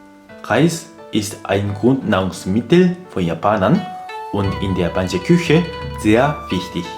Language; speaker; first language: German; non-native, fluent; Japanese